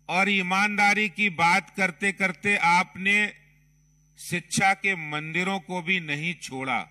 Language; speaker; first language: Hindi; native; Hindi